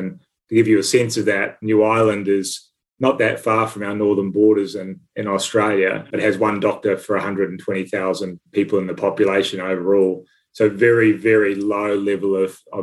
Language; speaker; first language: English; native; English